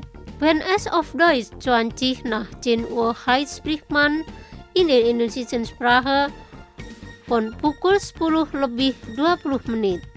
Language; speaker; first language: German; non-native, fluent; Indonesian